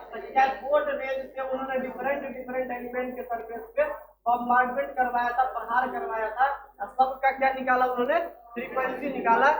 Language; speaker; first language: Hindi; native; Hindi